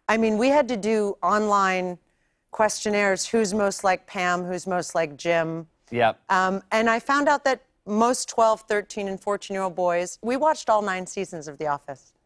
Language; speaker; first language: English; native; English